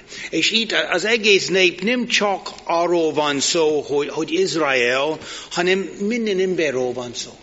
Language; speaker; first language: Hungarian; non-native, learner; English